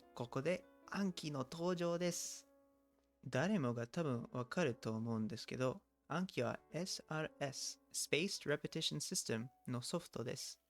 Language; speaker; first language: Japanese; non-native, learner; English